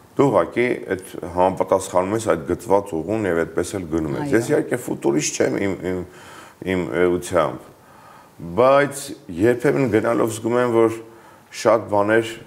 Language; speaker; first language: Armenian; native; Armenian